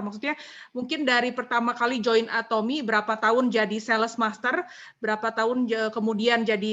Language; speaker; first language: Indonesian; native; Indonesian